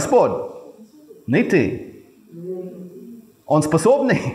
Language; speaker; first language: Russian; non-native, fluent; English